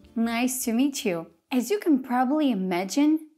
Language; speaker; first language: English; non-native, fluent; Italian